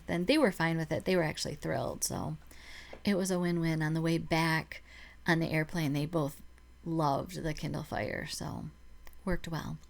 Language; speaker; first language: English; native; English